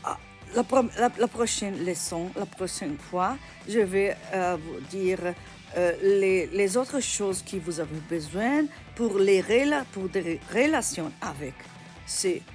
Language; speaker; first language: French; non-native, learner; Italian